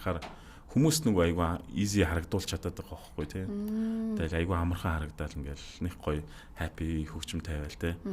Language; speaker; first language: Mongolian; native; Mongolian